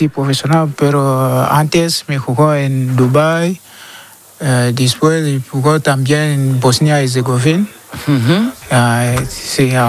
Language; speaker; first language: Spanish; non-native, learner; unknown